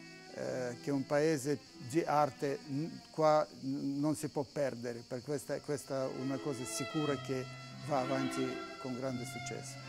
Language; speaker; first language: Italian; non-native, fluent; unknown